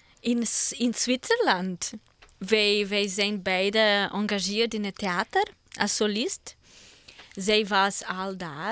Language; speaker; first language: Dutch; non-native, learner; Portuguese